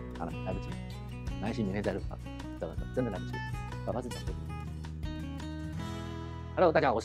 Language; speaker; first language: Chinese; native; Chinese